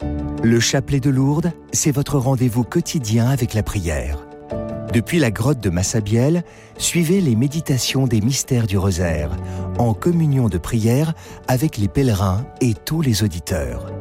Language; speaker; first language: French; native; French